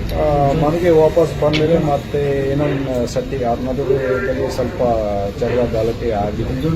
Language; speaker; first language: Kannada; non-native, fluent; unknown